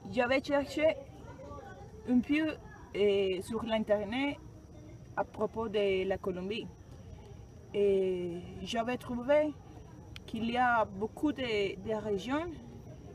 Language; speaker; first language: French; non-native, learner; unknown